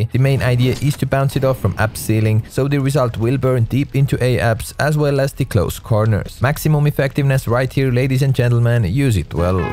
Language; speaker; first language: English; non-native, fluent; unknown